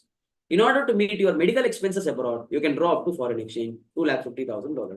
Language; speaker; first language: English; non-native, local second language; Kannada